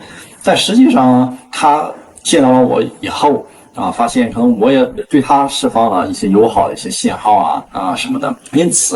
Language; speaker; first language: Chinese; native; Chinese